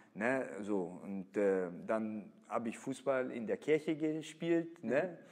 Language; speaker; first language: German; early bilingual, other home language; Italian